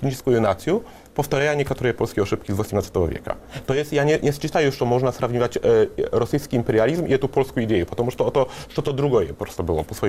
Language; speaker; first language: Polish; non-native, learner; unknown